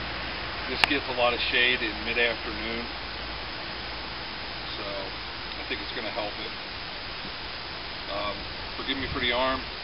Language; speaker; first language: English; native; English